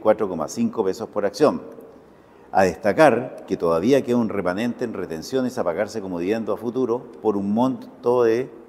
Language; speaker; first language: Spanish; native; Spanish